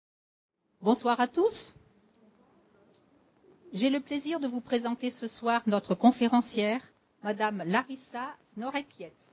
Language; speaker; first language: French; native; French